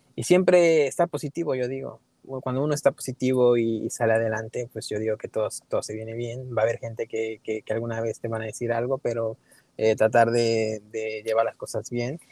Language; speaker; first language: Spanish; early bilingual, heritage; Spanish